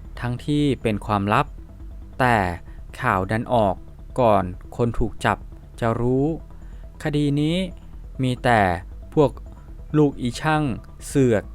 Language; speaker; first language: Thai; native; Thai